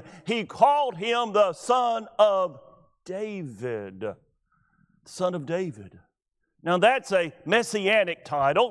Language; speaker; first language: English; native; English